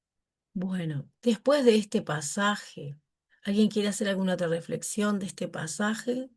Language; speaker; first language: Spanish; native; Spanish